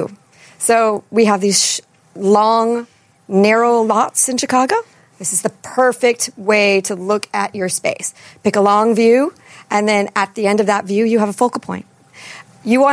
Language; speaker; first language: English; native; English